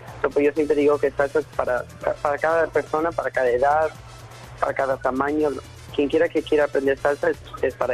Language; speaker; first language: Spanish; early bilingual, heritage; Spanish